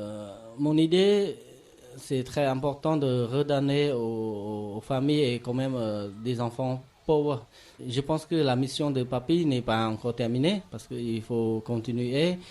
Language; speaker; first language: French; non-native, learner; Khmer